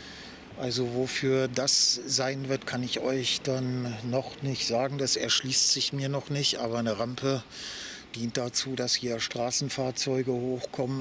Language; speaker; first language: German; native; German